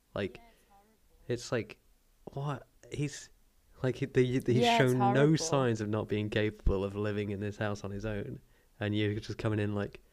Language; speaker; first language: English; native; English